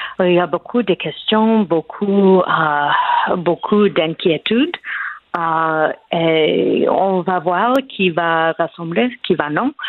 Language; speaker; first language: French; non-native, fluent; English